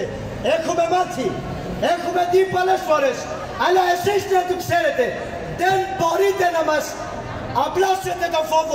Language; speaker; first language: Greek; non-native, fluent; Urdu